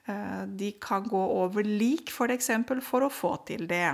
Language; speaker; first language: Norwegian; non-native, fluent; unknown